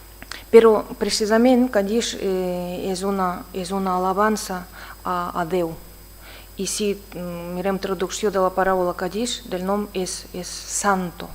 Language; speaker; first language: Catalan; non-native, fluent; Russian